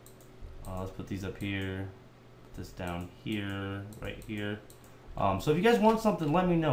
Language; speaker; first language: English; native; English